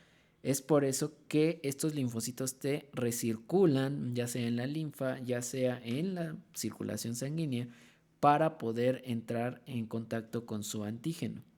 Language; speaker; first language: Spanish; native; Spanish